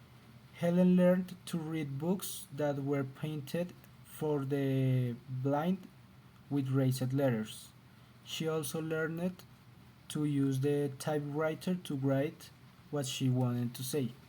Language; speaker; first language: English; non-native, learner; Spanish